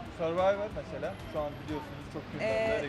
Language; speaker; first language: Turkish; native; Turkish